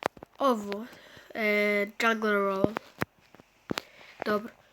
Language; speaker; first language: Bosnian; early bilingual, heritage; Bosnian